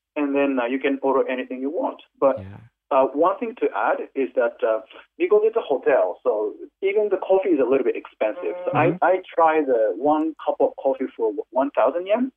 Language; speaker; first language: English; non-native, fluent; Japanese